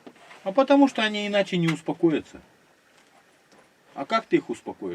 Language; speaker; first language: Russian; native; Russian